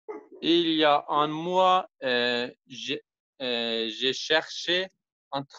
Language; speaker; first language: French; non-native, learner; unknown